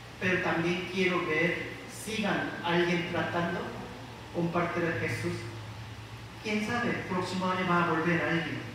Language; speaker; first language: Spanish; non-native, learner; Korean